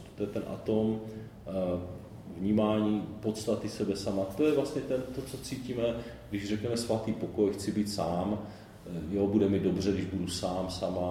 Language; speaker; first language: Czech; native; Czech